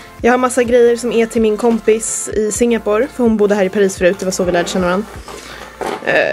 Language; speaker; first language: Swedish; native; Swedish